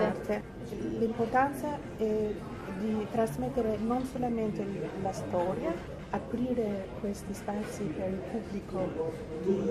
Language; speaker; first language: Italian; non-native, fluent; Albanian